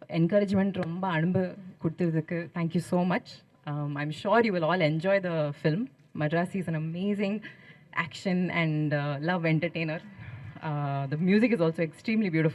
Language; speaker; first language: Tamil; non-native, learner; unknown